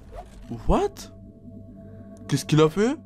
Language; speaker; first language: French; native; French